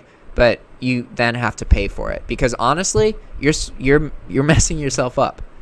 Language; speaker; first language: English; native; English